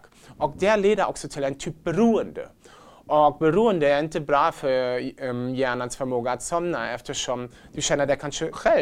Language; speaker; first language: Swedish; non-native, fluent; German